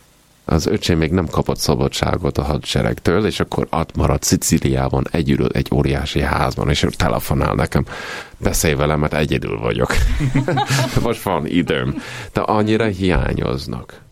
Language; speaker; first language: Hungarian; non-native, fluent; Italian